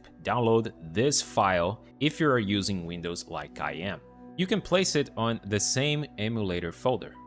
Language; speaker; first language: English; non-native, fluent; Portuguese